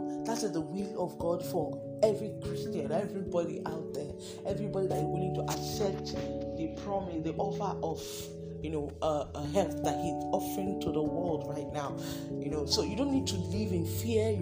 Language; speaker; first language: English; non-native, local second language; Igbo